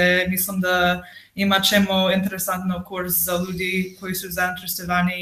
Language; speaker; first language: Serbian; non-native, learner; English